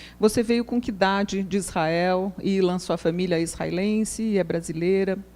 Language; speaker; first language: Portuguese; native; Portuguese